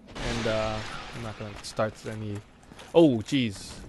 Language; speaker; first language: English; non-native, local second language; Cantonese